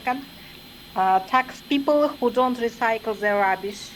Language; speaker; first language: English; non-native, learner; Kazakh